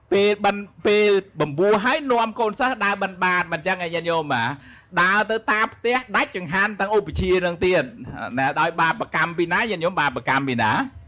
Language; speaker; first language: Khmer; native; Khmer